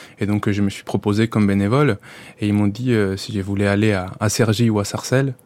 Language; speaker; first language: French; non-native, fluent; Spanish